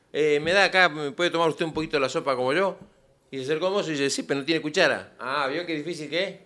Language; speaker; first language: Spanish; native; Spanish